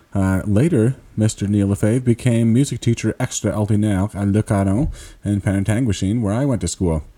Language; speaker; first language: English; early bilingual, other home language; French